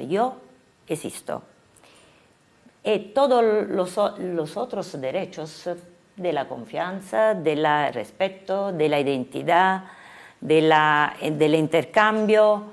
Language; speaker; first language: Spanish; non-native, fluent; Italian